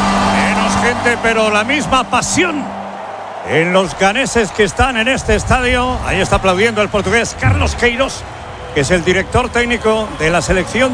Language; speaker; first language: Spanish; native; Spanish